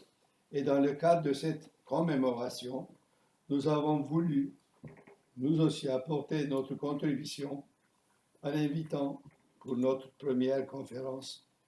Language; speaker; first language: French; non-native, fluent; Turkish